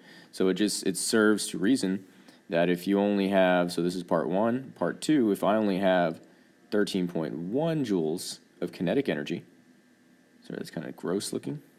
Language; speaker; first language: English; native; English